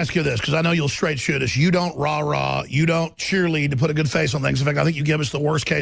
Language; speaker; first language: English; native; English